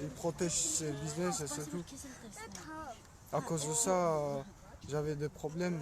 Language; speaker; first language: French; non-native, learner; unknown